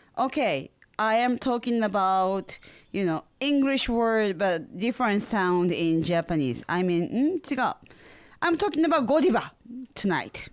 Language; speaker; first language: English; non-native, learner; Japanese